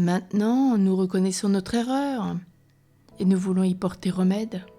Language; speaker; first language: French; native; French